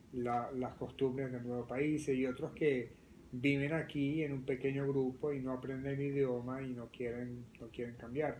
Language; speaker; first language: Spanish; early bilingual, other home language; French